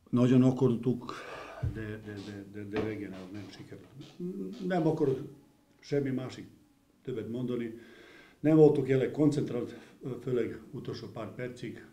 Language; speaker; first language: Hungarian; non-native, learner; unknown